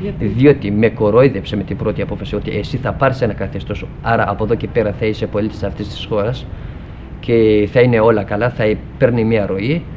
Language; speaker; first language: Greek; non-native, fluent; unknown